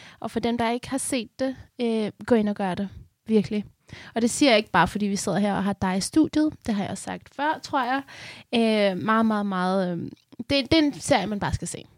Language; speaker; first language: Danish; early bilingual, other home language; Persian